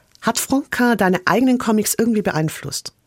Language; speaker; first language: German; native; German